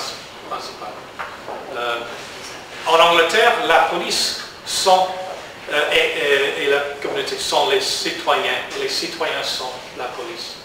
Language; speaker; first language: French; non-native, learner; English